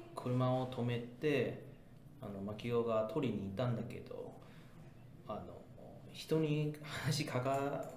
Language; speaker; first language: Japanese; non-native, fluent; English